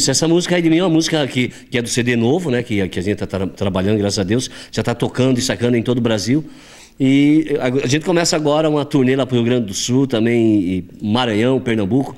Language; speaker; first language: Portuguese; native; Portuguese